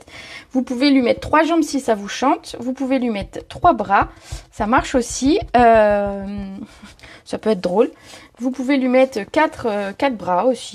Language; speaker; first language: French; native; French